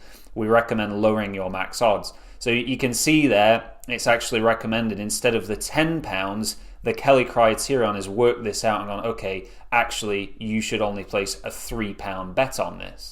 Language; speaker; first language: English; native; English